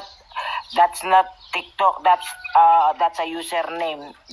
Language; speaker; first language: English; non-native, local second language; Filipino